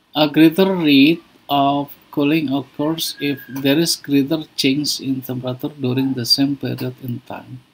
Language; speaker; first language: English; non-native, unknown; Indonesian